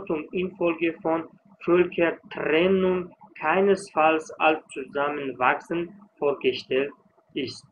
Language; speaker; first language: German; non-native, fluent; Uzbek